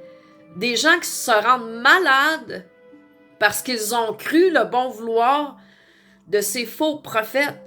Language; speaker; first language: French; native; French